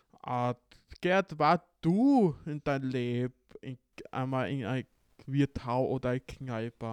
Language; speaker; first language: German; non-native, learner; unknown